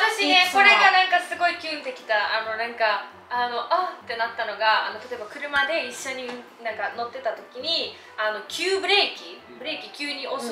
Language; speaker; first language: Japanese; early bilingual, other home language; Russian